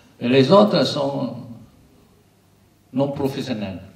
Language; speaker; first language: French; non-native, learner; Vietnamese